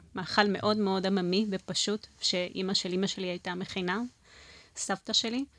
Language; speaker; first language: Hebrew; non-native, fluent; Spanish